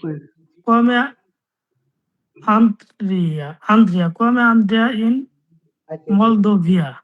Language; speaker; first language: Italian; non-native, learner; Bangla